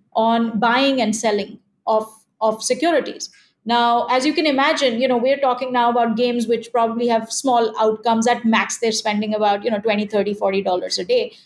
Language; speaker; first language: English; non-native, local second language; Hindi